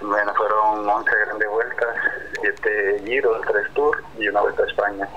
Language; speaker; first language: Spanish; native; Spanish